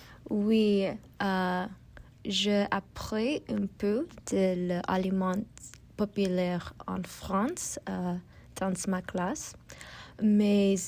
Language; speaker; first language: French; non-native, learner; English